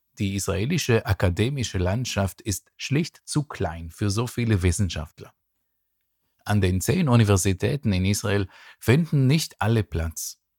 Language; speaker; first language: German; non-native, fluent; Hebrew